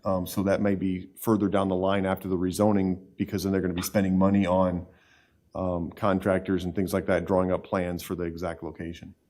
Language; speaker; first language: English; native; English